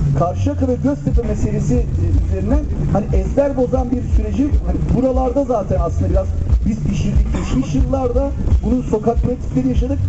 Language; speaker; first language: Turkish; native; Turkish